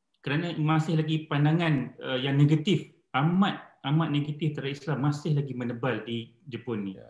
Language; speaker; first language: Malay; native; Malay